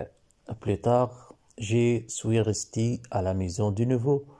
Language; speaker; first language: French; non-native, learner; Arabic